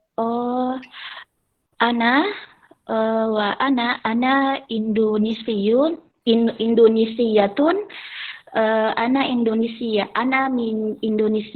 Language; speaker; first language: Arabic; non-native, learner; Indonesian